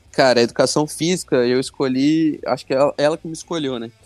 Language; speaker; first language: Portuguese; native; Portuguese